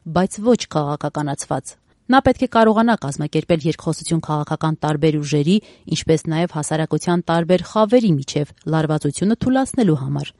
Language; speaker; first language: Armenian; native; Armenian